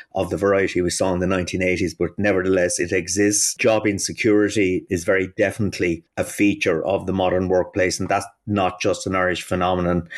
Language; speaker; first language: English; native; English